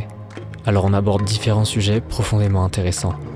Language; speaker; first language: French; native; French